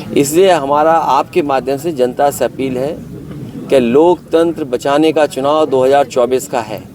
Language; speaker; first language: Hindi; native; Hindi